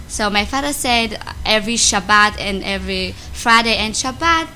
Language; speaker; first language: English; non-native, learner; Amharic